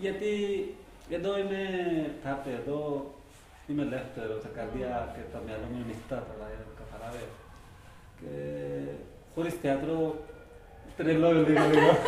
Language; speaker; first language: Greek; non-native, learner; Punjabi